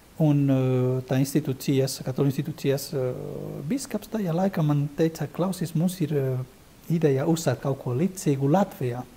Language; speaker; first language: Latvian; non-native, fluent; Spanish